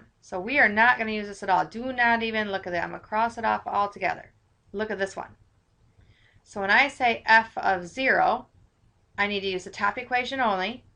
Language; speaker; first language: English; native; English